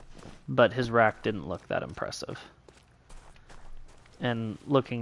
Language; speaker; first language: English; native; English